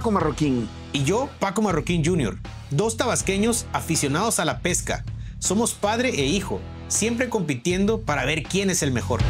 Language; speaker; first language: Spanish; native; Spanish